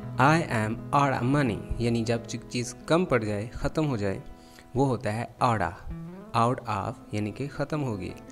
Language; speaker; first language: Urdu; native; Urdu